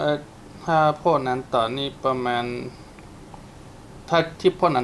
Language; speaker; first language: Thai; native; Thai